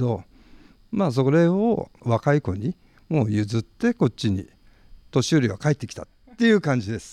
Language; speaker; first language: Japanese; native; Japanese